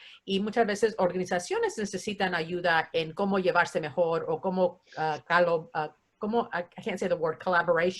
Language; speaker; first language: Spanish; early bilingual, heritage; Spanish